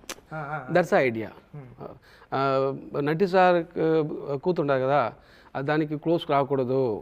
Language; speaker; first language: Telugu; non-native, learner; Tamil